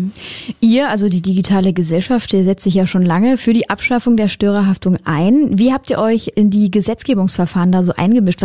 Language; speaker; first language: German; native; German